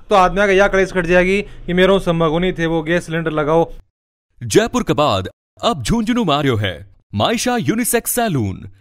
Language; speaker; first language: Hindi; native; Hindi